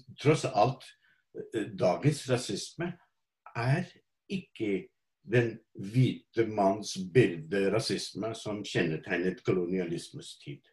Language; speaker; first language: Norwegian; non-native, fluent; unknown